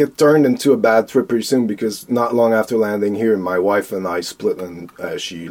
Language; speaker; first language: English; native; English